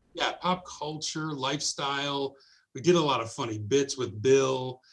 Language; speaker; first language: English; native; English